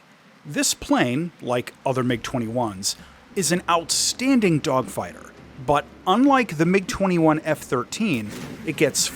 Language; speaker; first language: English; native; English